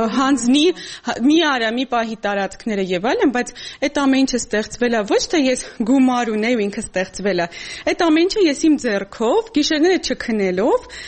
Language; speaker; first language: Armenian; native; Armenian